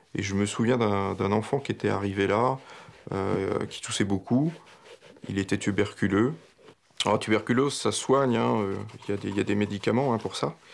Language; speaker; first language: French; native; French